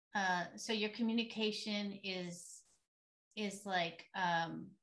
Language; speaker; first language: English; native; English